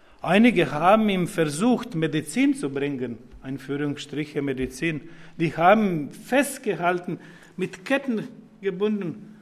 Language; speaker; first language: German; non-native, fluent; Serbian